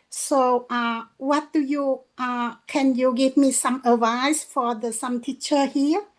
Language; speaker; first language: English; non-native, learner; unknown